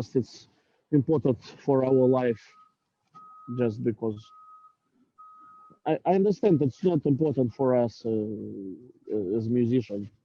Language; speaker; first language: English; non-native, learner; Russian